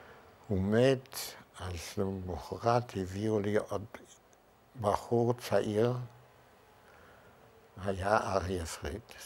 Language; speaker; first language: Hebrew; non-native, fluent; Yiddish